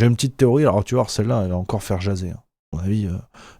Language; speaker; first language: French; native; French